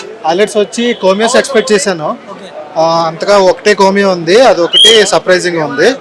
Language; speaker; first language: Telugu; native; Telugu